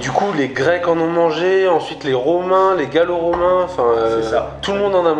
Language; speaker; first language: French; native; French